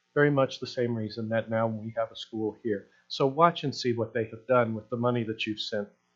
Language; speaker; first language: English; native; English